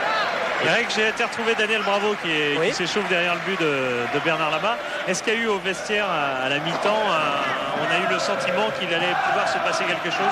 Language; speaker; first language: French; native; French